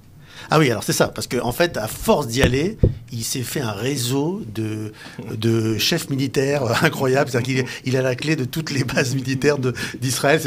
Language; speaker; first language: French; native; French